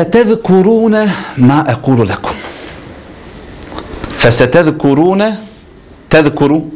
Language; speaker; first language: Arabic; non-native, fluent; Bosnian